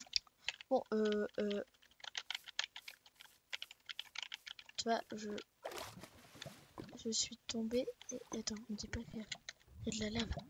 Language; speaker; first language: French; native; French